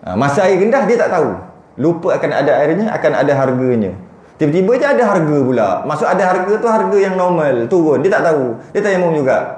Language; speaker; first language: Malay; native; Malay